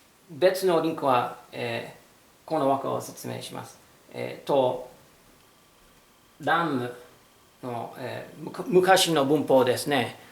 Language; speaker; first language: Japanese; non-native, learner; English